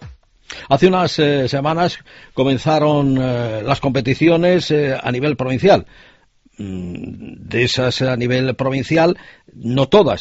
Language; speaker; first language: Spanish; native; Spanish